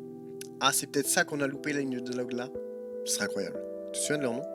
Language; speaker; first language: French; native; French